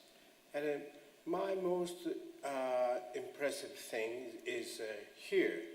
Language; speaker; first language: English; non-native, fluent; Japanese